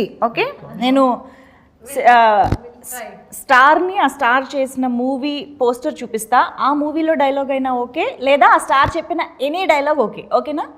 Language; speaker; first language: Telugu; native; Telugu